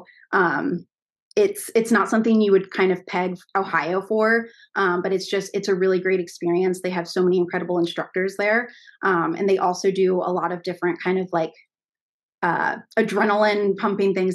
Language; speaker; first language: English; native; English